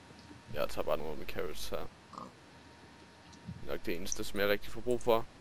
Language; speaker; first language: Danish; native; Danish